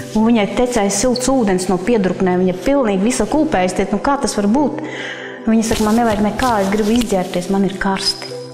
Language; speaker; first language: Latvian; non-native, local second language; Russian